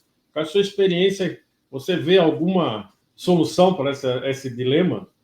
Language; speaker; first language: Portuguese; native; Portuguese